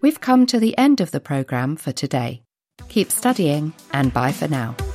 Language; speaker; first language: English; native; English